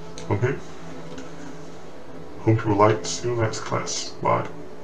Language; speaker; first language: English; non-native, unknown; Portuguese